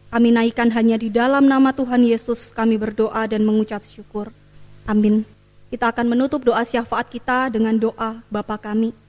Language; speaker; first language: Indonesian; native; Indonesian